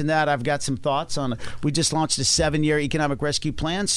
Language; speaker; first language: English; native; English